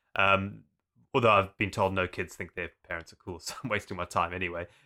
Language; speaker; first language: English; native; English